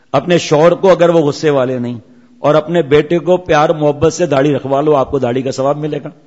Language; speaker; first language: Urdu; non-native, local second language; Memoni